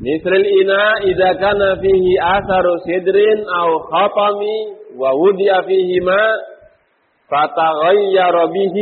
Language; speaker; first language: Arabic; non-native, fluent; Indonesian